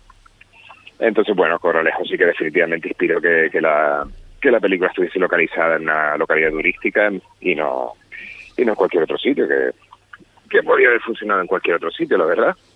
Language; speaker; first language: Spanish; native; Spanish